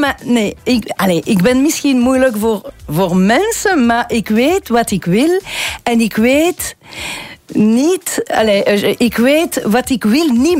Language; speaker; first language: Dutch; non-native, local second language; French